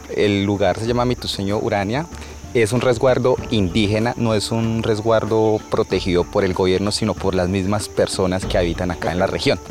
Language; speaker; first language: Spanish; native; Spanish